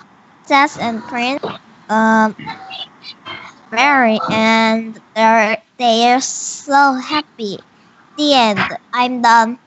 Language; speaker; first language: English; non-native, learner; Korean